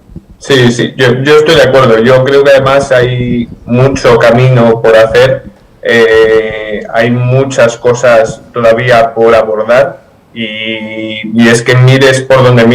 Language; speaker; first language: Spanish; native; Spanish